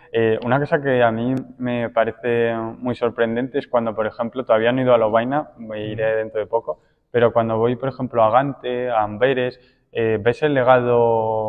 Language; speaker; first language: Spanish; native; Spanish